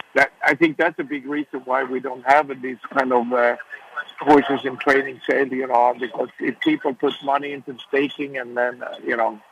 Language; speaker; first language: English; non-native, fluent; Swedish